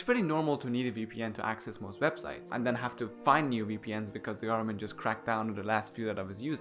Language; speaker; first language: English; non-native, fluent; Persian